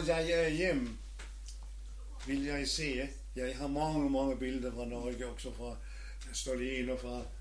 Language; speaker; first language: Norwegian; non-native, learner; German